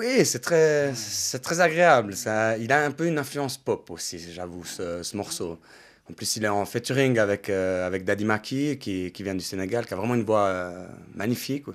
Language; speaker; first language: French; native; French